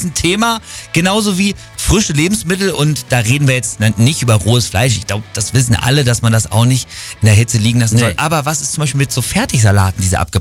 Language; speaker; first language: German; native; German